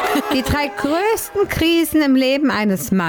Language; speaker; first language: German; native; German